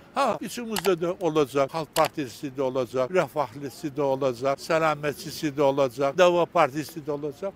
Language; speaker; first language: Turkish; native; Turkish